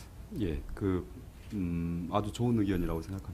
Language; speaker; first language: Korean; native; Korean